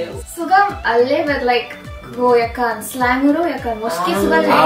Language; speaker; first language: Korean; non-native, fluent; Malayalam